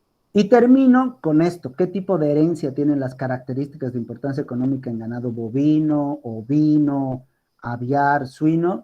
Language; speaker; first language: Spanish; native; Spanish